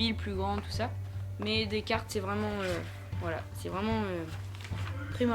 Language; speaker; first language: French; native; French